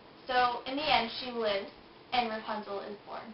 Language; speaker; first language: English; native; English